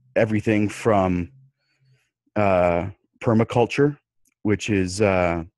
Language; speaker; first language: English; native; English